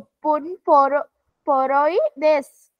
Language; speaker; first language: Japanese; non-native, learner; Sinhala